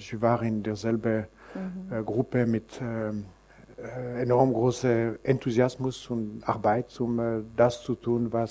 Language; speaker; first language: German; non-native, local second language; French